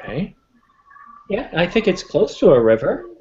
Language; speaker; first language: English; native; English